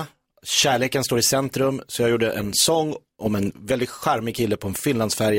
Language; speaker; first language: Swedish; native; Swedish